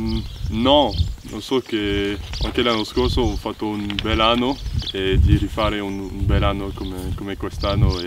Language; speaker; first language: Italian; non-native, learner; French